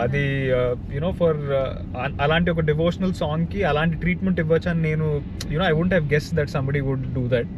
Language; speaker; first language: Telugu; native; Telugu